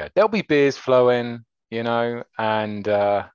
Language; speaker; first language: English; native; English